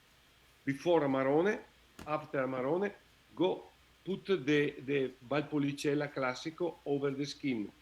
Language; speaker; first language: English; non-native, learner; Italian